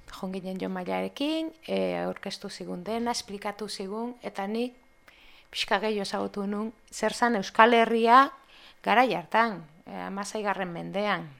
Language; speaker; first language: Basque; non-native, local second language; Spanish